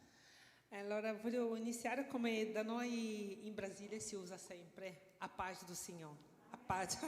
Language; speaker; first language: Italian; non-native, fluent; Portuguese